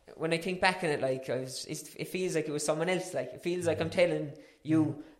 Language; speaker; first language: English; native; English